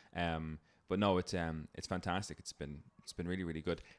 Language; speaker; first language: English; native; English